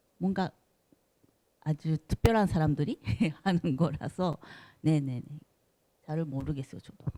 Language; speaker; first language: Korean; non-native, fluent; Japanese